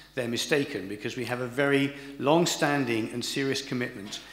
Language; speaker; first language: English; native; English